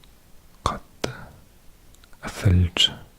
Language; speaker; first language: Arabic; non-native, learner; English